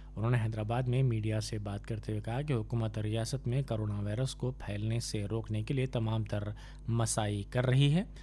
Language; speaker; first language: Urdu; native; Urdu